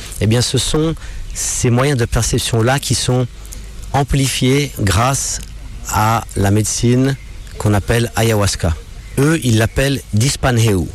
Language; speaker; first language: French; non-native, local second language; English